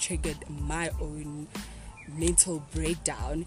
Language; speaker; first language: English; non-native, local second language; Xhosa